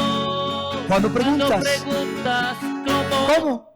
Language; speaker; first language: Spanish; native; Spanish